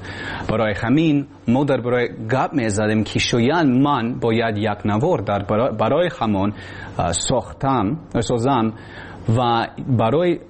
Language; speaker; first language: Persian; non-native, learner; English